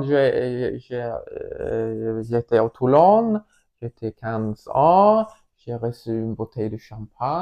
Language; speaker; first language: French; non-native, learner; Swedish